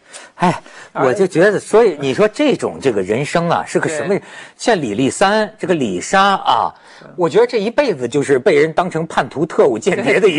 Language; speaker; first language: Chinese; native; Chinese